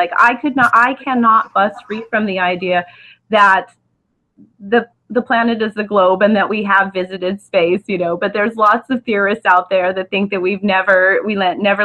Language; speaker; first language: English; native; English